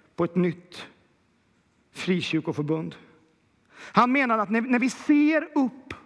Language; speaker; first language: Swedish; native; Swedish